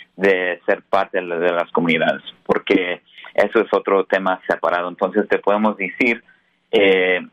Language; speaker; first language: Spanish; early bilingual, heritage; Spanish